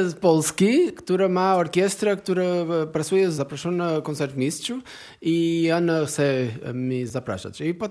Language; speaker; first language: Polish; non-native, learner; Portuguese